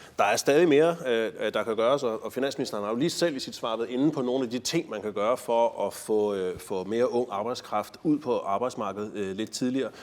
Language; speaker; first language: Danish; native; Danish